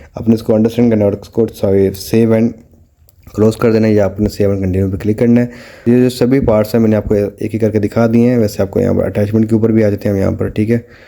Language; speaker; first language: Urdu; non-native, local second language; Punjabi